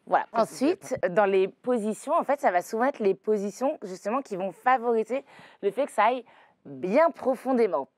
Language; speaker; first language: French; native; French